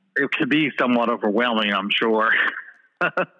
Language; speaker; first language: English; native; English